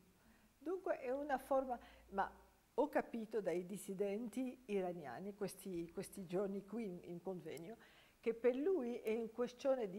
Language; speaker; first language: Italian; non-native, fluent; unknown